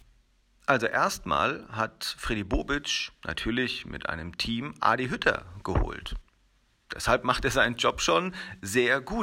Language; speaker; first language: German; native; German